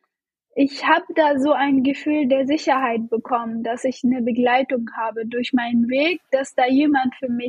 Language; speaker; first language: German; non-native, fluent; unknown